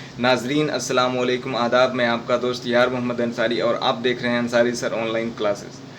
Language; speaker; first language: Urdu; native; Urdu